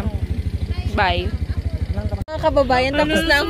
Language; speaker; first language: Filipino; non-native, local second language; Bikol